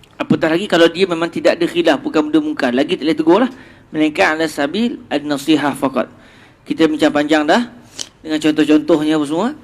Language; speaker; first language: Malay; native; Malay